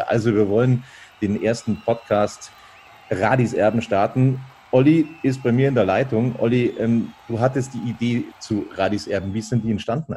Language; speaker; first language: German; native; German